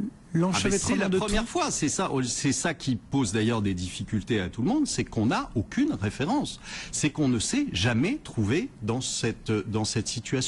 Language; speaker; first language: French; native; French